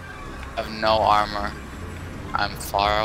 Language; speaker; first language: English; native; English